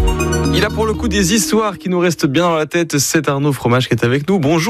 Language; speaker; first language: French; native; French